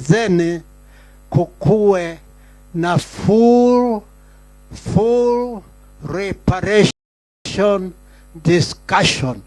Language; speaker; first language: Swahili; non-native, local second language; Kikuyu